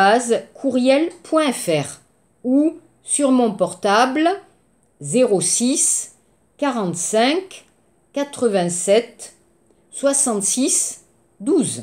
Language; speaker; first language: French; native; French